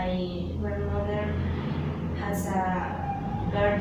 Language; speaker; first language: English; non-native, learner; Spanish